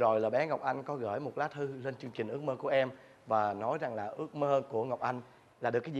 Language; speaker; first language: Vietnamese; native; Vietnamese